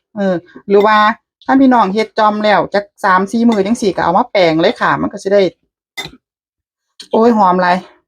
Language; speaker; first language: Thai; native; Thai